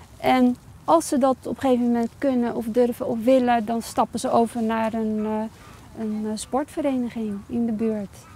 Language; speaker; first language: Dutch; early bilingual, other home language; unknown